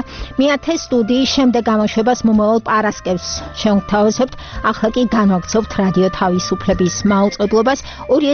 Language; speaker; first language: Georgian; native; Georgian